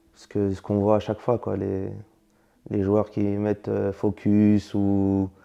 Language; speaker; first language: French; native; French